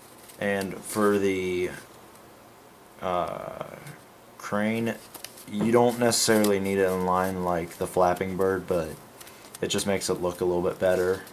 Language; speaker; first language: English; native; English